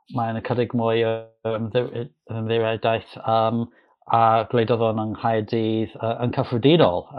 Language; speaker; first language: Welsh; non-native, local second language; English